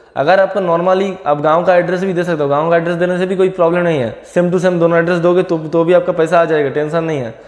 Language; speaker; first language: Hindi; non-native, local second language; Bangla